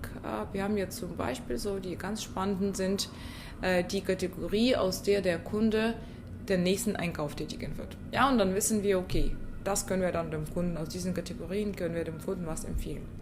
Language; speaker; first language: German; non-native, fluent; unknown